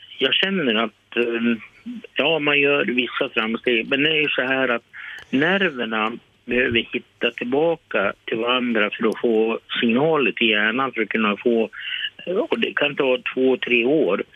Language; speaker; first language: Swedish; native; Swedish